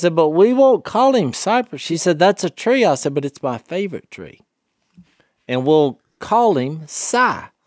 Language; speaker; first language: English; native; English